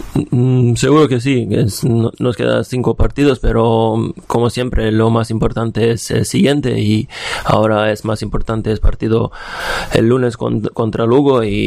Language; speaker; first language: Spanish; non-native, fluent; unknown